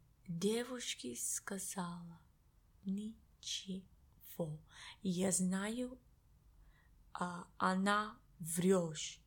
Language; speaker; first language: Russian; non-native, learner; English